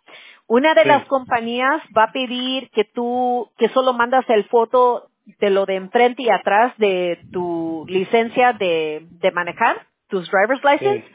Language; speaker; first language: Spanish; early bilingual, heritage; English